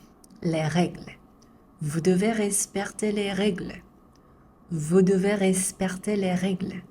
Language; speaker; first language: French; non-native, fluent; Korean